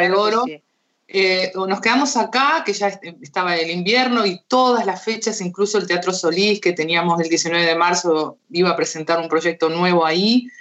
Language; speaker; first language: Spanish; early bilingual, heritage; Spanish